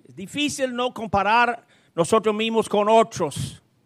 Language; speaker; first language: Spanish; non-native, fluent; English